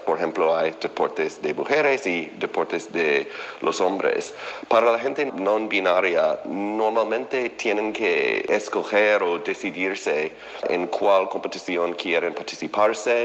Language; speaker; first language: Spanish; non-native, fluent; English